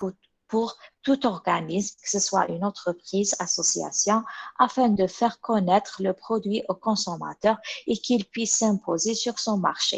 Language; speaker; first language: French; non-native, local second language; Arabic